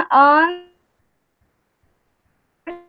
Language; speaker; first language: English; non-native, learner; Spanish